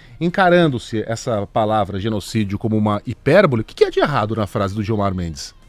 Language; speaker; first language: Portuguese; native; Portuguese